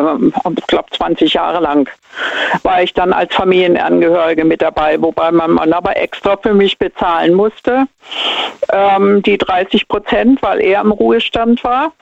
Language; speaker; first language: German; native; German